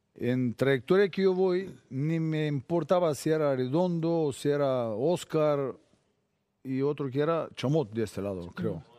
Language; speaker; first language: Spanish; non-native, fluent; Bulgarian